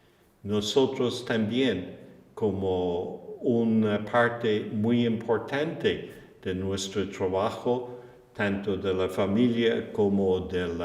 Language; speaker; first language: Spanish; non-native, fluent; English